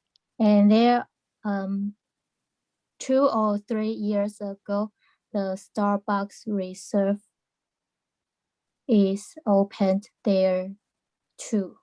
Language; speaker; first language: English; non-native, learner; Chinese